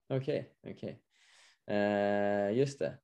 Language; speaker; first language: Swedish; native; Swedish